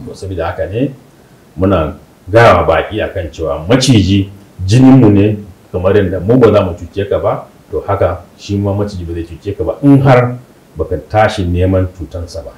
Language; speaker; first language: Hausa; non-native, local second language; Kanuri